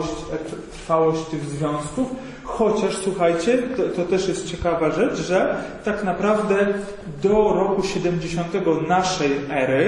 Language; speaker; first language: Polish; native; Polish